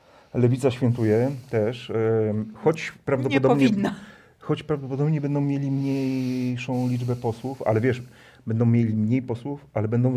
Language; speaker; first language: Polish; native; Polish